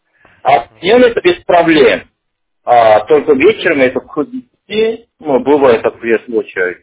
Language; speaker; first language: Russian; non-native, learner; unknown